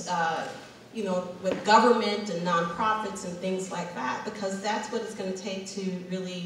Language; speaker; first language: English; native; English